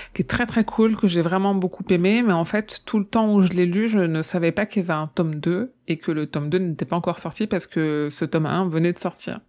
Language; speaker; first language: French; native; French